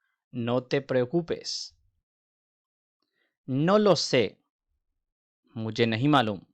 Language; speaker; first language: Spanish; non-native, fluent; Urdu